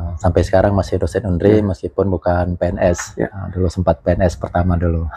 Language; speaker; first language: Indonesian; native; Indonesian